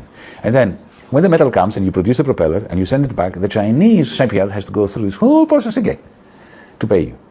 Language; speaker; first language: English; non-native, fluent; Greek